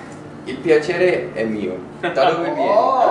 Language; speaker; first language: Italian; non-native, learner; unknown